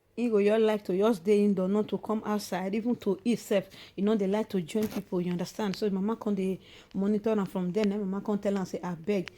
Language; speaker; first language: Nigerian Pidgin; native; Nigerian Pidgin